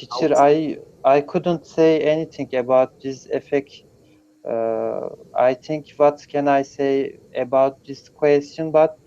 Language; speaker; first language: English; non-native, learner; Turkish